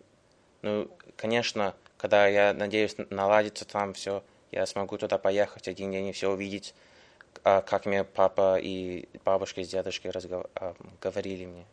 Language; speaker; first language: Russian; early bilingual, heritage; English